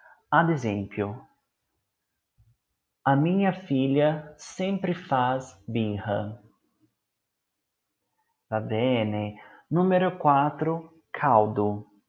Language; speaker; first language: Italian; non-native, learner; Portuguese